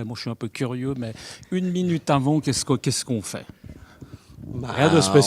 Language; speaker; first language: French; native; French